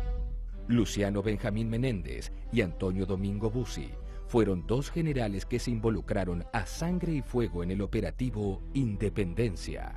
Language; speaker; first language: Spanish; native; Spanish